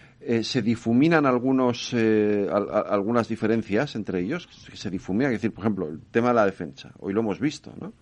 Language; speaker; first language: Spanish; native; Spanish